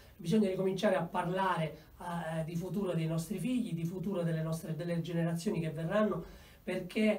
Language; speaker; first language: Italian; native; Italian